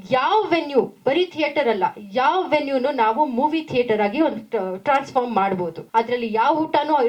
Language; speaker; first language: Kannada; non-native, local second language; Tamil